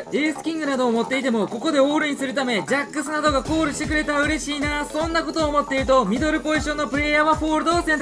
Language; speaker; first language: Japanese; native; Japanese